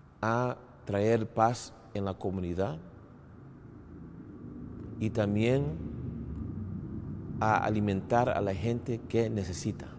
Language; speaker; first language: Spanish; non-native, fluent; English